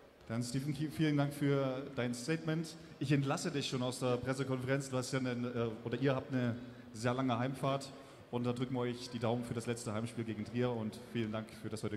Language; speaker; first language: German; native; German